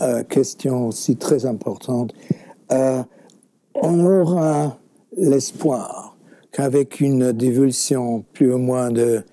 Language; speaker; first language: French; non-native, fluent; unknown